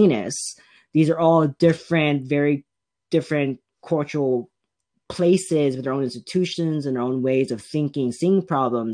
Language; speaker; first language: English; native; English